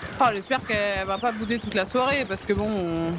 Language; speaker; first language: French; native; French